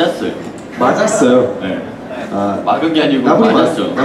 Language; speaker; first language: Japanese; non-native, learner; Korean